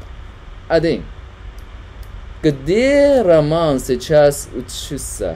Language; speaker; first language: Russian; non-native, learner; Chinese